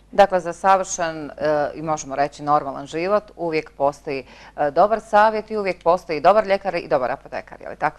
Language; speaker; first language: Bosnian; native; Bosnian